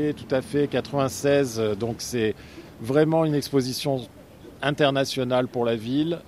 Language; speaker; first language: French; native; French